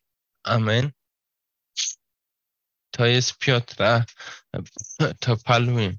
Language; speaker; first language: Polish; non-native, learner; Slovak